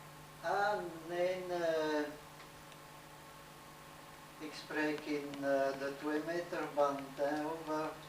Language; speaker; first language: Dutch; non-native, learner; French